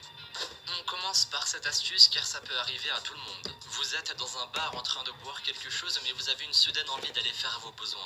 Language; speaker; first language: French; native; French